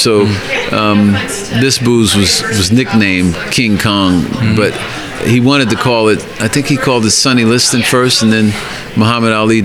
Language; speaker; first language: English; native; English